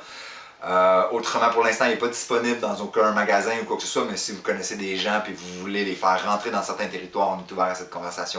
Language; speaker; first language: French; native; French